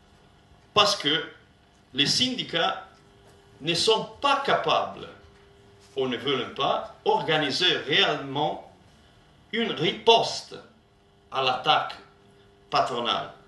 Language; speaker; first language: French; non-native, learner; Italian